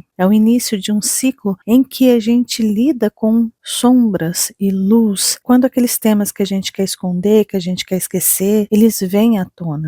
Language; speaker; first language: Portuguese; native; Portuguese